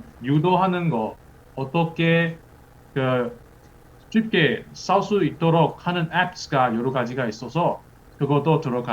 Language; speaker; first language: Korean; early bilingual, heritage; English